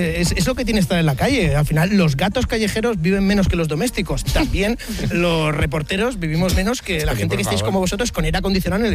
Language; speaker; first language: Spanish; native; Spanish